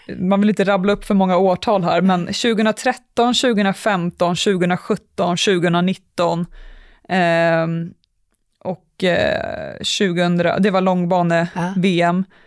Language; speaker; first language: Swedish; native; Swedish